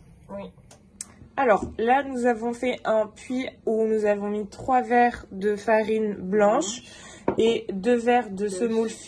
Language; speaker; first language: French; early bilingual, other home language; Arabic